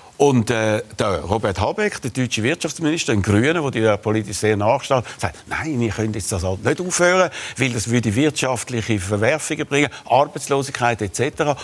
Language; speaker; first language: German; native; German